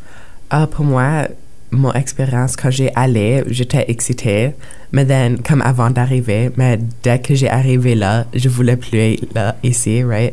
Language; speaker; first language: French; non-native, local second language; English